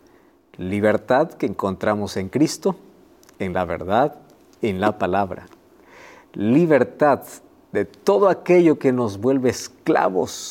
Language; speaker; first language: Spanish; native; Spanish